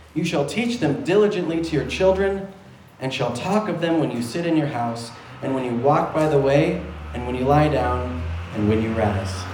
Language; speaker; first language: English; native; English